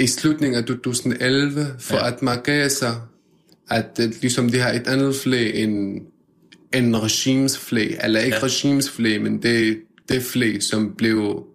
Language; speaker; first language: Danish; non-native, fluent; Arabic